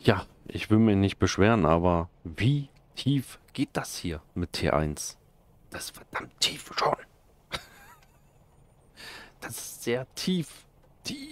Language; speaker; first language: German; native; German